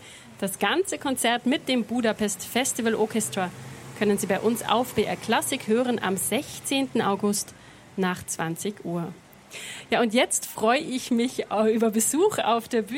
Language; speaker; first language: German; native; German